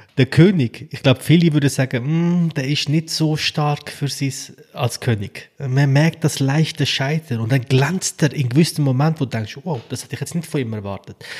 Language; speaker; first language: German; early bilingual, other home language; Albanian